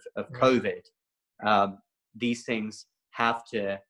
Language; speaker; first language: English; native; English